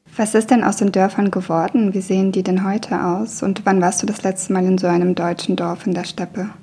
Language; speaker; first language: German; early bilingual, other home language; Russian